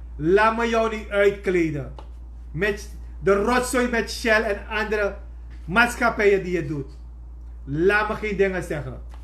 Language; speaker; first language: Dutch; native; Dutch